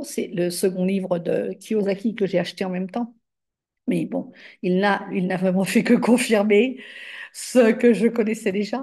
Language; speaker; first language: French; native; French